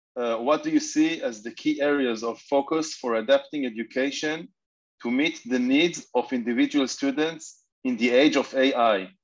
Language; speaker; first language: English; non-native, fluent; Hebrew